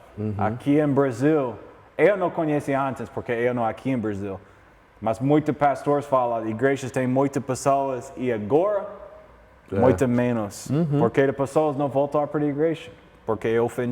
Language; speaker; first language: Portuguese; non-native, learner; English